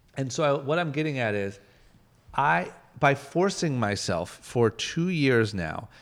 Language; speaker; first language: English; native; English